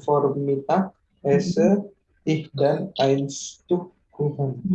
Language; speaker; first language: German; non-native, learner; Indonesian